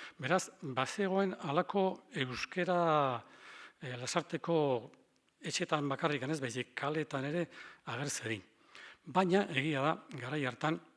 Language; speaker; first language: Basque; native; Basque